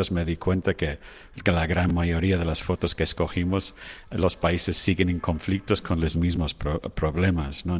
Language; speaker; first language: Spanish; non-native, fluent; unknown